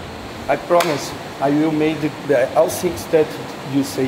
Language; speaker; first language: English; non-native, learner; Portuguese